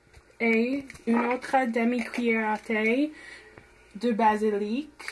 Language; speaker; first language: French; non-native, fluent; English